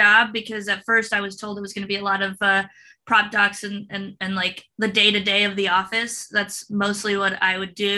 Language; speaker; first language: English; non-native, fluent; Spanish